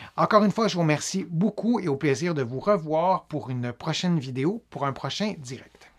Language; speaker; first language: French; native; French